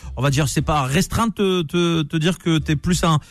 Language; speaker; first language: French; native; French